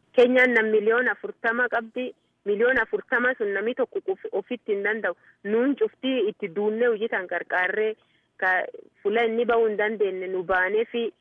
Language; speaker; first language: Oromo; native; Oromo